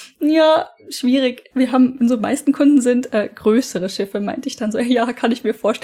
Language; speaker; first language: German; native; German